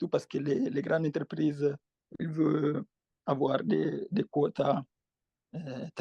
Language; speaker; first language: French; non-native, fluent; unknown